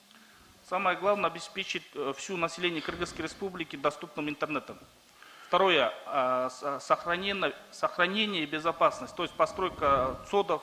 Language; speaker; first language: Russian; non-native, local second language; Kyrgyz